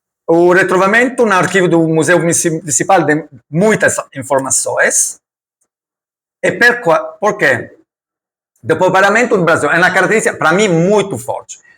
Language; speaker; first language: Portuguese; non-native, learner; Italian